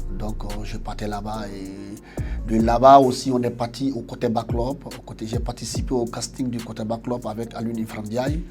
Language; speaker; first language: French; non-native, local second language; Fula